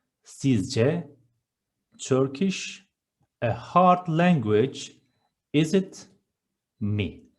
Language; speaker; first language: English; non-native, fluent; Turkish